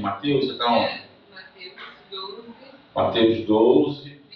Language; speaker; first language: Portuguese; native; Portuguese